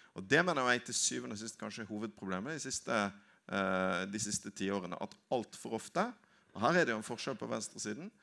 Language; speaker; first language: Norwegian; native; Norwegian